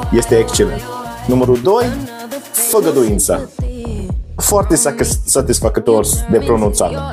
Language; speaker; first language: Romanian; non-native, learner; English